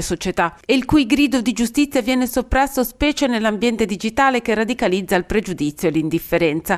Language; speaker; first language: Italian; native; Italian